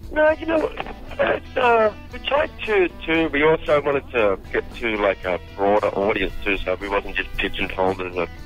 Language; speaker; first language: English; native; English